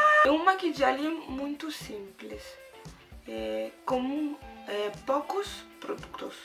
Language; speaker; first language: Portuguese; non-native, learner; French